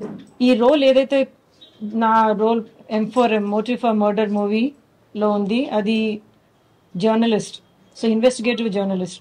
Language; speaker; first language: Telugu; early bilingual, heritage; Telugu